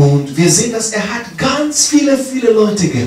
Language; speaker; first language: German; non-native, learner; English